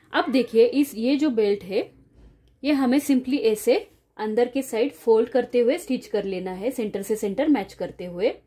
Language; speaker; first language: Hindi; non-native, local second language; Marathi